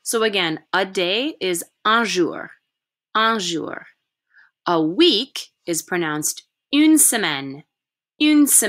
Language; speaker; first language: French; non-native, fluent; English